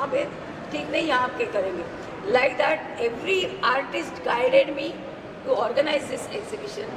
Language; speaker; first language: Hindi; native; Hindi